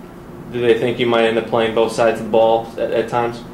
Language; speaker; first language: English; native; English